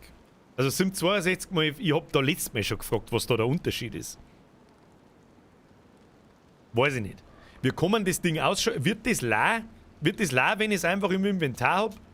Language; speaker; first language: German; native; German